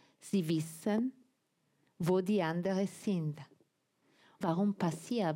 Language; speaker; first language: German; non-native, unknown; Italian